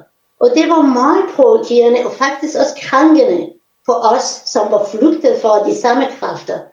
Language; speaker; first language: Danish; non-native, fluent; Persian